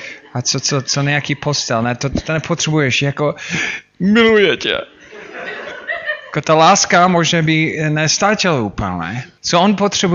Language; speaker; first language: Czech; non-native, fluent; English